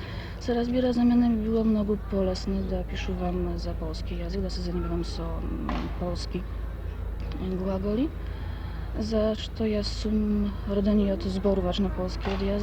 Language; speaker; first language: Macedonian; non-native, fluent; Polish